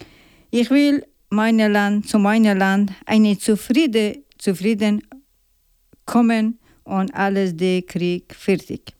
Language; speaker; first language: German; non-native, learner; Persian